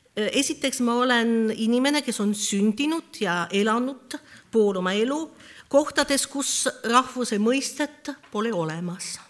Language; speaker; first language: Estonian; non-native, fluent; French